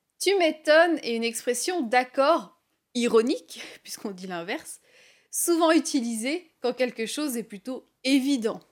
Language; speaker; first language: French; native; French